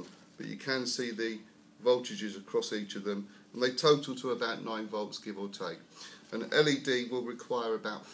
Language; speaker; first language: English; native; English